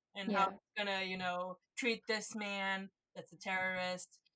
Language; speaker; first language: English; non-native, fluent; Estonian